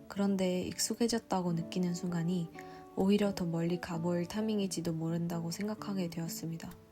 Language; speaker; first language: Korean; non-native, fluent; Vietnamese